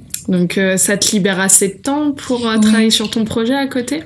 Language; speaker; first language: French; native; French